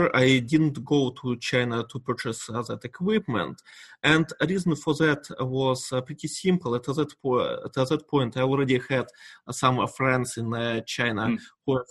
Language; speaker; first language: English; non-native, fluent; Russian